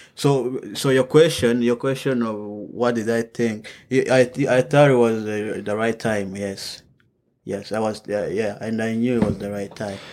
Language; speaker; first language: English; non-native, local second language; Kinyarwanda